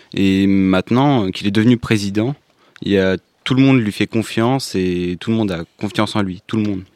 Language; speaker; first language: French; non-native, learner; Ukrainian